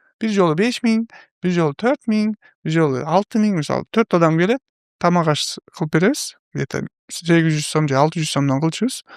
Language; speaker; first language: Kyrgyz; non-native, local second language; Uzbek